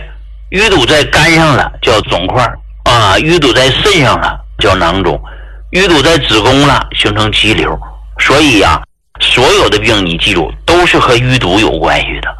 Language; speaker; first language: Chinese; native; Chinese